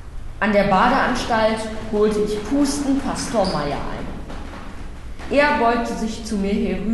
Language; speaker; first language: German; native; German